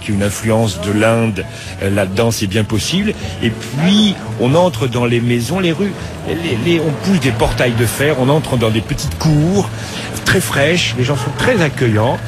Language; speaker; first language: French; native; French